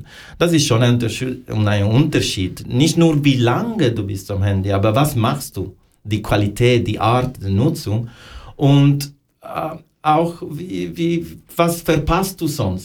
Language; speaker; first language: German; non-native, learner; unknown